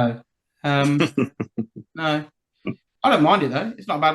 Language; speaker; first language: English; native; English